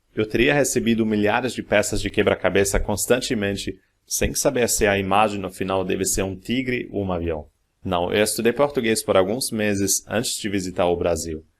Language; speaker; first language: Portuguese; non-native, fluent; German